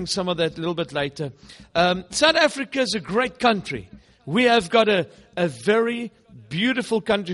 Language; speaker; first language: English; non-native, local second language; Afrikaans